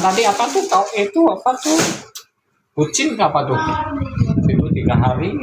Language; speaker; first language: Indonesian; non-native, learner; Vietnamese